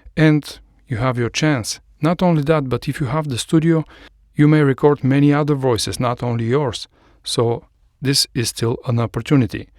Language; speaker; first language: English; non-native, fluent; Bulgarian